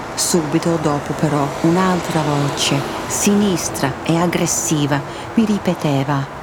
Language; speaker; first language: Italian; early bilingual, heritage; Italian